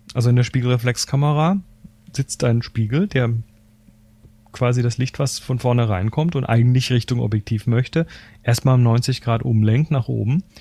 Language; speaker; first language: German; native; German